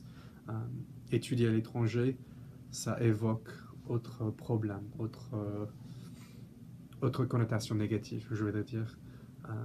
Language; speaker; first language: French; non-native, fluent; English